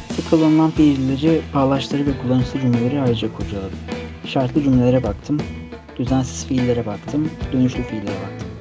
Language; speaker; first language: Turkish; native; Turkish